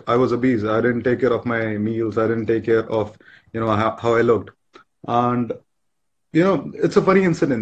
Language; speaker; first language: English; non-native, local second language; Hindi